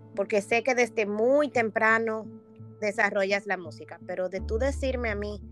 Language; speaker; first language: Spanish; native; Spanish